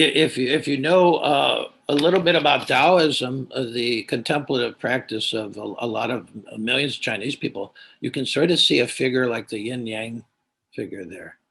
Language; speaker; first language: English; native; English